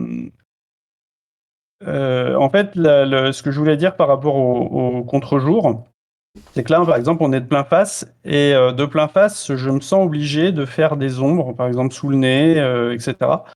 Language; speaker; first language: French; native; French